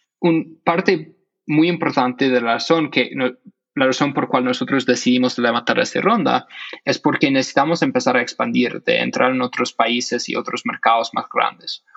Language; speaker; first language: Spanish; non-native, fluent; English